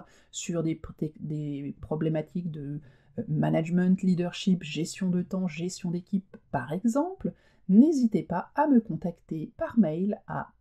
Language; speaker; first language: French; native; French